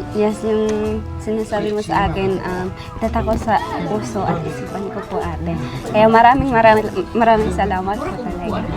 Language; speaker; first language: Filipino; non-native, local second language; Cebuano